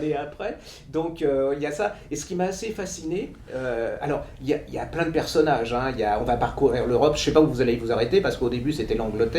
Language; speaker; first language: French; native; French